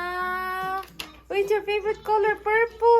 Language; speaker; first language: English; non-native, local second language; Filipino